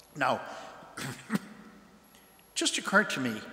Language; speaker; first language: English; native; English